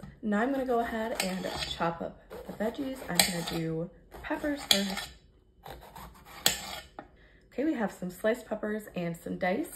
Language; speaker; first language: English; native; English